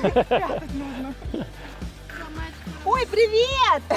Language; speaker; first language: Russian; native; Russian